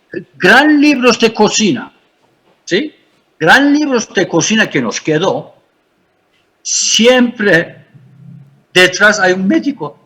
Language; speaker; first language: Spanish; non-native, fluent; Turkish